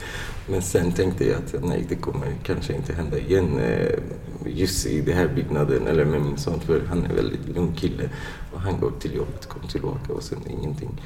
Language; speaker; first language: Swedish; non-native, fluent; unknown